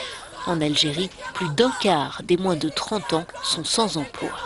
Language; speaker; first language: French; native; French